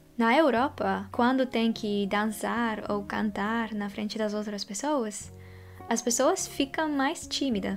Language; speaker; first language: Portuguese; non-native, fluent; Dutch